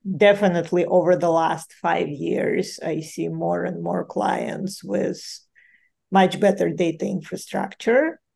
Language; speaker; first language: English; non-native, fluent; Ukrainian